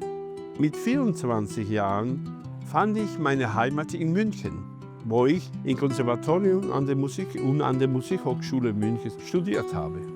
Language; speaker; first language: German; non-native, fluent; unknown